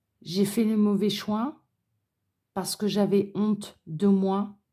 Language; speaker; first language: French; native; French